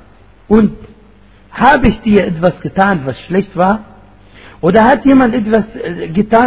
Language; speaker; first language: German; non-native, fluent; Arabic